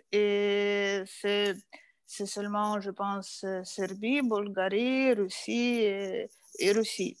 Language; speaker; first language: French; non-native, fluent; Ukrainian